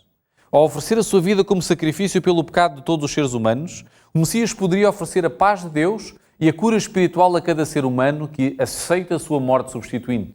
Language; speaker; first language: Portuguese; native; Portuguese